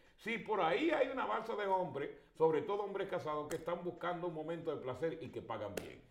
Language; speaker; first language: Spanish; native; Spanish